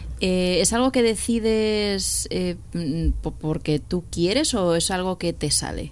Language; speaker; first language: Spanish; native; Spanish